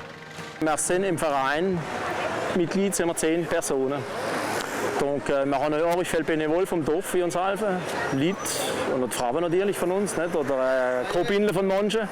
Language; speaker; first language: German; non-native, local second language; French